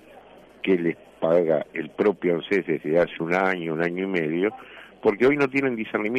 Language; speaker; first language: Spanish; native; Spanish